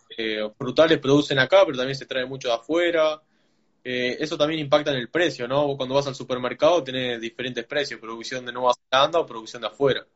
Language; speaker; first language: Spanish; native; Spanish